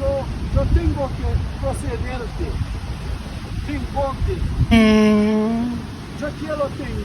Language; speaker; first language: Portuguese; non-native, learner; Haitian Creole